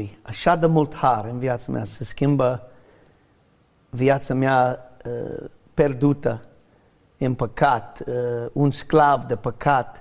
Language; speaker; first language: Romanian; non-native, learner; English